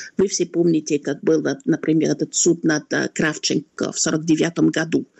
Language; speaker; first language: Russian; non-native, fluent; French